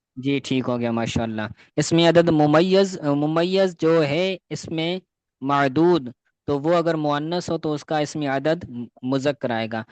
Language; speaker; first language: Urdu; native; Urdu